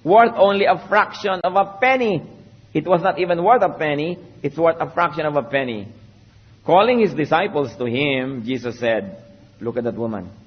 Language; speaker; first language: English; non-native, local second language; Filipino